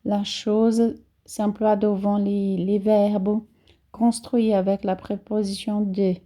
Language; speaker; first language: French; non-native, fluent; Portuguese